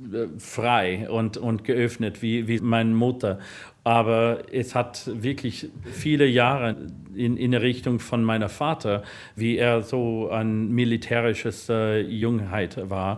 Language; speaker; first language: German; non-native, fluent; English